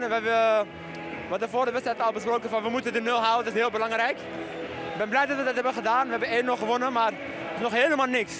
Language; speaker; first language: Dutch; non-native, fluent; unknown